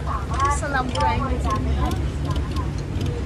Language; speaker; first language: Turkish; non-native, learner; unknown